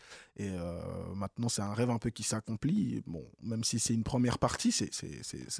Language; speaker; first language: French; native; French